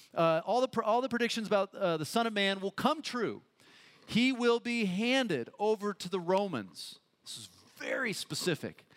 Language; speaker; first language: English; native; English